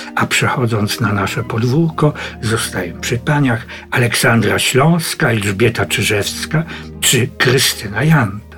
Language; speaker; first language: Polish; native; Polish